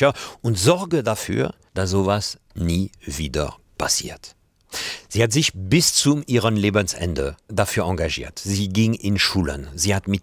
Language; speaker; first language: German; non-native, fluent; French